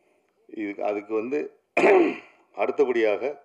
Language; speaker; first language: Tamil; native; Tamil